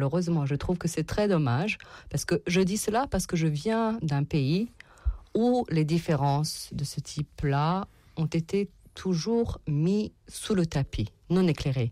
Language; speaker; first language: French; non-native, fluent; Serbian